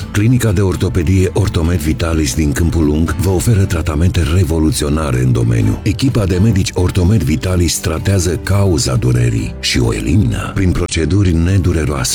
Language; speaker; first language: Romanian; native; Romanian